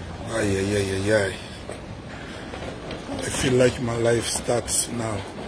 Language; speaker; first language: English; non-native, learner; Lingala